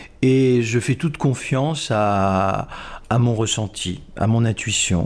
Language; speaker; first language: French; native; French